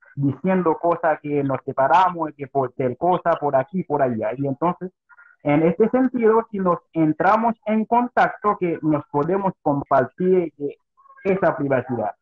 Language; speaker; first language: Spanish; non-native, learner; Haitian Creole